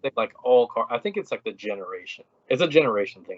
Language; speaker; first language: English; native; English